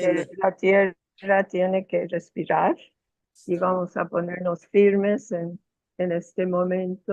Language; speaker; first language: Spanish; non-native, fluent; English